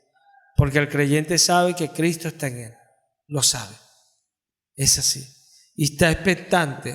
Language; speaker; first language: Spanish; native; Spanish